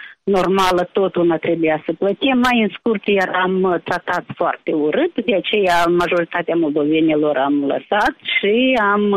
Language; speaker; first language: Romanian; native; Romanian